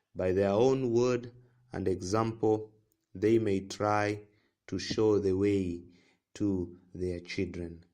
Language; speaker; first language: English; non-native, local second language; Swahili